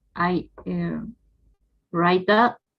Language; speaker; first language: English; non-native, learner; Spanish